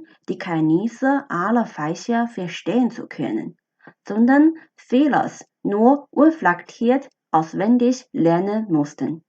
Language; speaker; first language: German; non-native, fluent; Chinese